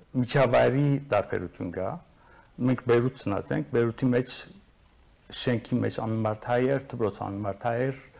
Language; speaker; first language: Armenian; early bilingual, heritage; Armenian